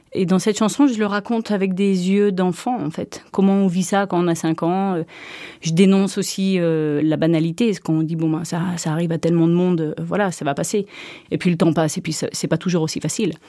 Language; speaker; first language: French; native; French